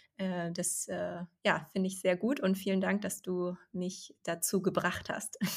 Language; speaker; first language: German; early bilingual, other home language; Chinese